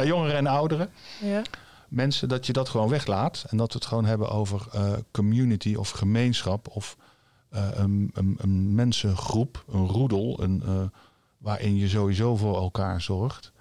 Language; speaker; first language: Dutch; native; Dutch